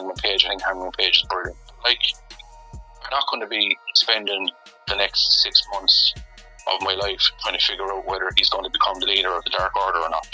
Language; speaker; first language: English; native; English